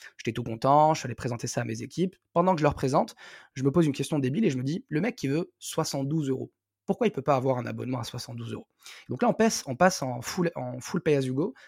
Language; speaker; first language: French; non-native, local second language; Arabic